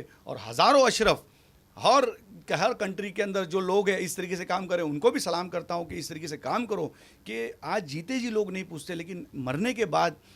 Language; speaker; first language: Hindi; native; Hindi